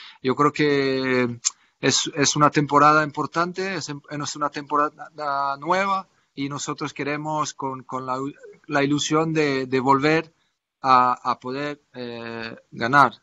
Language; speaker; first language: Spanish; non-native, fluent; French